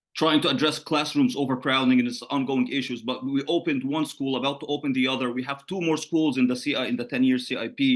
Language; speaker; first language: English; non-native, fluent; Arabic